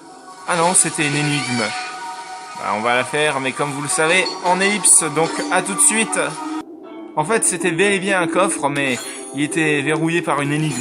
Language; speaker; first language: French; native; French